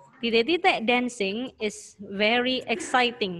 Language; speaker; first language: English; non-native, learner; Indonesian